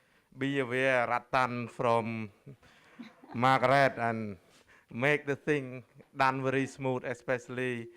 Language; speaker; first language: English; non-native, learner; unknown